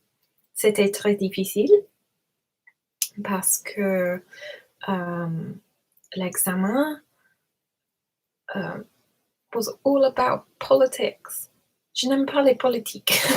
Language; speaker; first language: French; non-native, learner; English